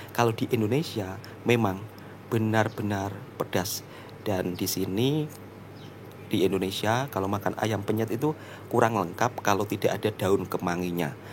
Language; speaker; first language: Indonesian; native; Indonesian